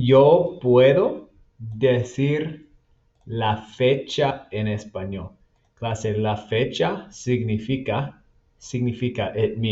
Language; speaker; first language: Spanish; non-native, fluent; English